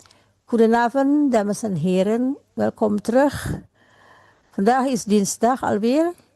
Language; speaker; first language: Dutch; non-native, fluent; Indonesian